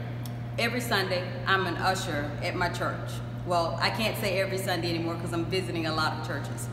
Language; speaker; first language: English; native; English